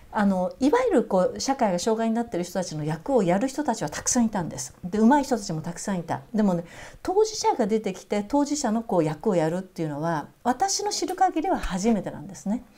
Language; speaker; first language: Japanese; native; Japanese